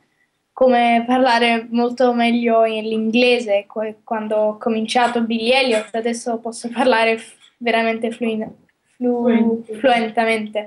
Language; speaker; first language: Italian; early bilingual, heritage; Italian